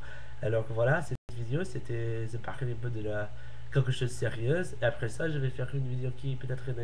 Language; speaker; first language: French; non-native, learner; English